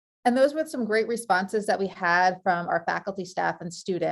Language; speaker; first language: English; native; English